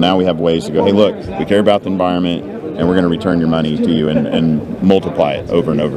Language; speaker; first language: English; native; English